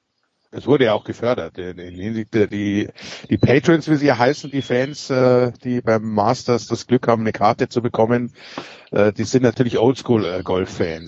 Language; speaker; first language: German; native; German